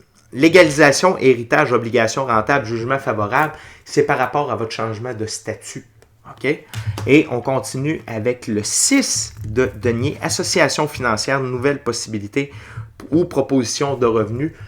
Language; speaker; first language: French; native; French